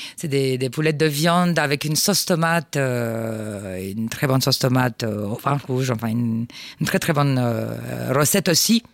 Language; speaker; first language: French; non-native, fluent; Romanian